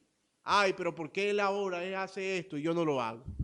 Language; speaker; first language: Spanish; native; Spanish